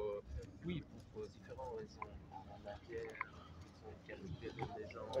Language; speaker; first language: French; non-native, learner; Armenian